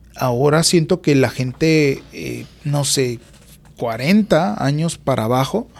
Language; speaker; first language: Spanish; native; Spanish